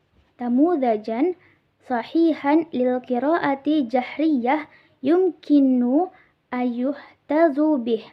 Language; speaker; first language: Arabic; non-native, learner; Indonesian